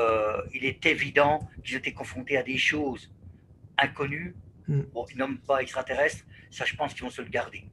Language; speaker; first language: French; native; French